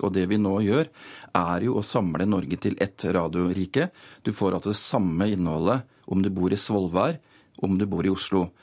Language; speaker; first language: Norwegian; native; Norwegian